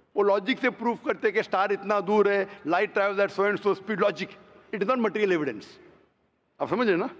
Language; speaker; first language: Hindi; non-native, local second language; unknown